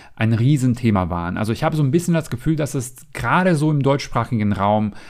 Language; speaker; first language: German; non-native, fluent; Macedonian